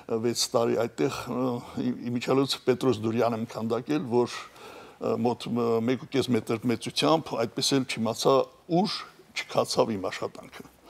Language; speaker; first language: Armenian; native; Armenian